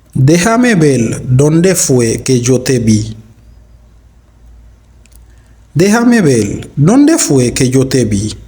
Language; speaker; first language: Spanish; non-native, fluent; Haitian Creole